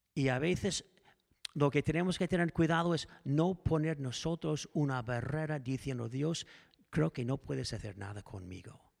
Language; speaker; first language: Spanish; non-native, fluent; English